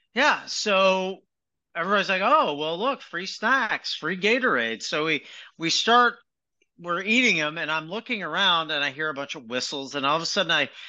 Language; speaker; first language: English; native; English